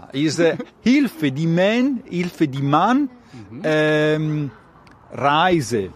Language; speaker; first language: German; non-native, learner; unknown